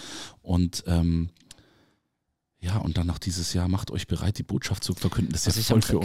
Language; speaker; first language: German; native; German